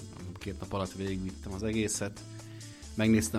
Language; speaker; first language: Hungarian; native; Hungarian